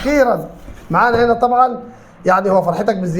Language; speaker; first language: Arabic; native; Arabic